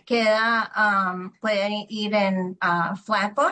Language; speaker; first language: Spanish; early bilingual, heritage; Spanish